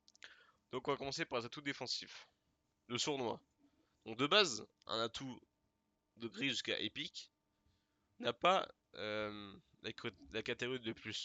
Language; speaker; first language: French; native; French